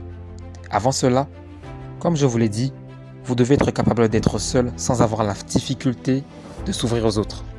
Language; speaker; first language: French; native; French